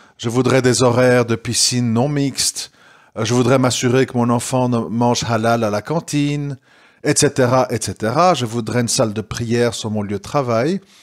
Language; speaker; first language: French; native; French